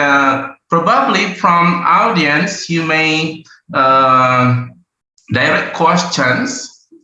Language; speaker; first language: English; non-native, learner; Indonesian